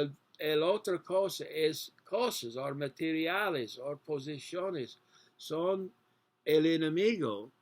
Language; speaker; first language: Spanish; non-native, learner; English